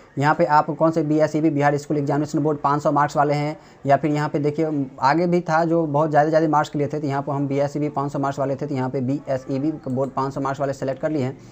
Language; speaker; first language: Hindi; native; Hindi